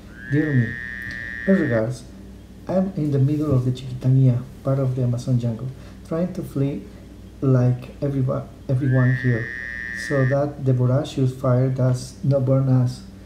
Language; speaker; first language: English; non-native, learner; Spanish